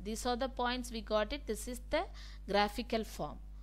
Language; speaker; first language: English; non-native, local second language; Tamil